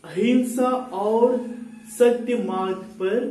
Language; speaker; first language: Hindi; non-native, local second language; Kannada